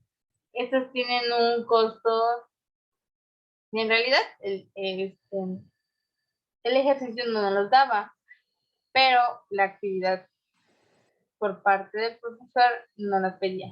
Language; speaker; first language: Spanish; native; Spanish